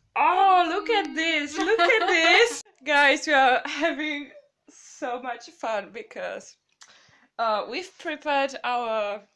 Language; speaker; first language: English; non-native, fluent; Czech